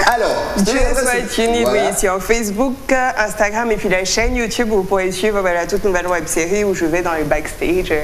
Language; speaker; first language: French; native; French